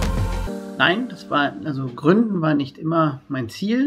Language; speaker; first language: German; native; German